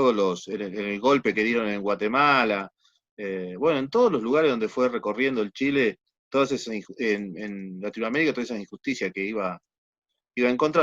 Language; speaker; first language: Spanish; native; Spanish